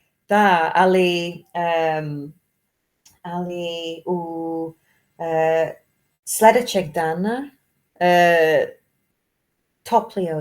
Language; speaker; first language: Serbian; non-native, learner; English